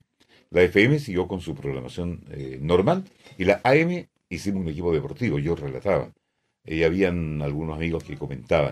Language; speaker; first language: Spanish; native; Spanish